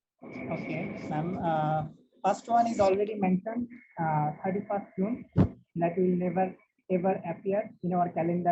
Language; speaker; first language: English; non-native, fluent; Bangla